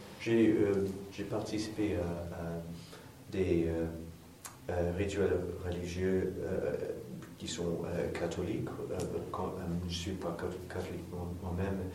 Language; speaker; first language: French; non-native, fluent; English